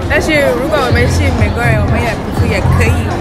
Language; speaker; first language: Chinese; non-native, learner; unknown